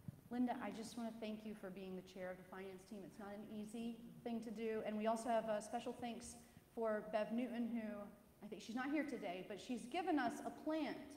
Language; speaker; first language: English; native; English